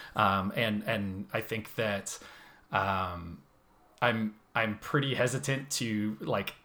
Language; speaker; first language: English; native; English